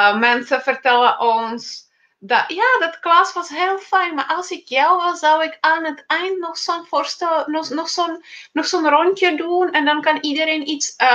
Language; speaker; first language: Dutch; non-native, fluent; Czech